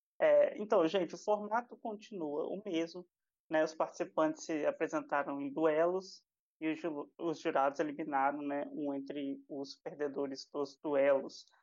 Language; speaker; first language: Portuguese; native; Portuguese